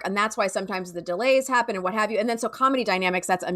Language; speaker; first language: English; native; English